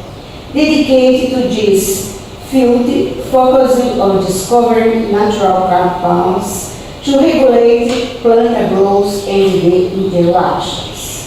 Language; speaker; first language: English; non-native, fluent; Portuguese